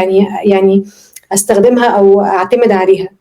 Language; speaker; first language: Arabic; native; Arabic